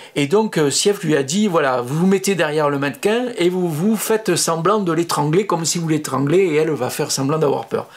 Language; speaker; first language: French; native; French